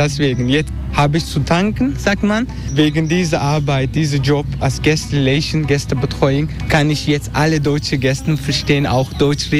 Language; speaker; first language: German; non-native, learner; Turkish